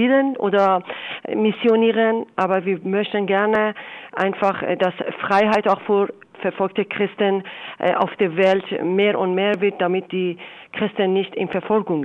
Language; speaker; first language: German; non-native, fluent; Persian